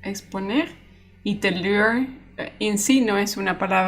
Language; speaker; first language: Spanish; non-native, fluent; Dutch